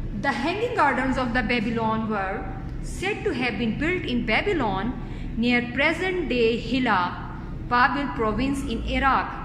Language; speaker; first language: English; non-native, local second language; Urdu